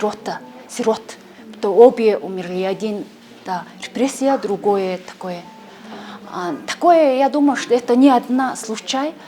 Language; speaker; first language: Russian; non-native, learner; Mongolian